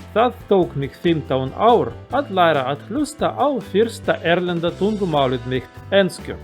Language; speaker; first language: Icelandic; non-native, learner; Russian